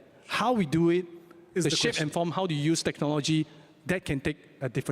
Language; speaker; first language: English; native; English